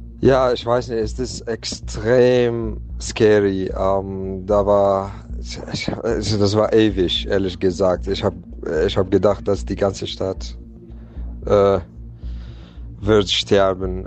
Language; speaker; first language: German; non-native, fluent; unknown